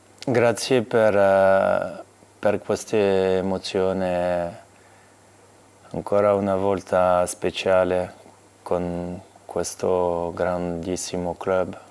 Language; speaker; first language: Italian; non-native, fluent; French